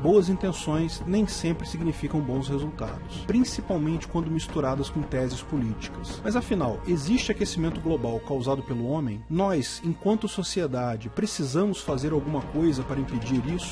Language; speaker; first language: Portuguese; native; Portuguese